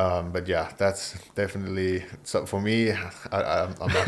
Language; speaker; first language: English; native; English